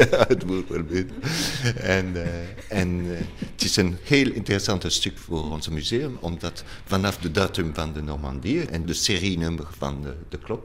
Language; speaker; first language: Dutch; non-native, learner; French